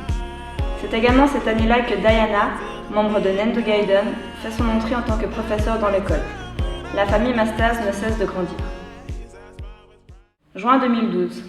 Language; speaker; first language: French; native; French